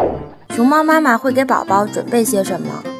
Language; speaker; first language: Chinese; native; Chinese